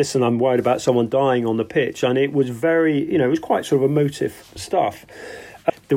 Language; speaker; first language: English; native; English